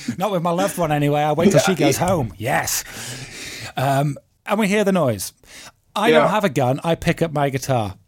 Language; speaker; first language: English; native; English